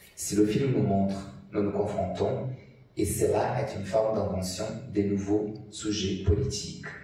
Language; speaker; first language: French; non-native, fluent; Portuguese